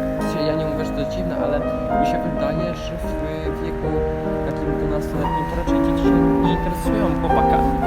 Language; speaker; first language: Polish; native; Polish